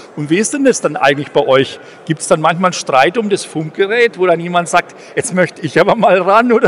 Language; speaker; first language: German; native; German